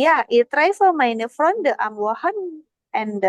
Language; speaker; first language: German; non-native, learner; Indonesian